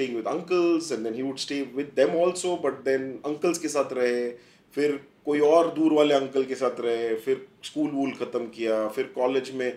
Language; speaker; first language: English; non-native, local second language; Kannada